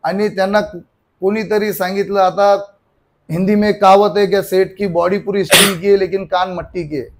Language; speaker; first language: Hindi; non-native, local second language; Marathi